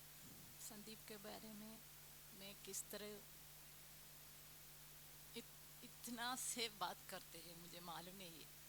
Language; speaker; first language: Hindi; non-native, local second language; Malayalam